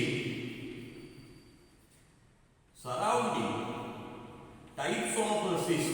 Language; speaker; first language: English; non-native, local second language; Marathi